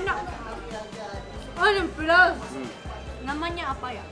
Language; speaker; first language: Indonesian; non-native, learner; Japanese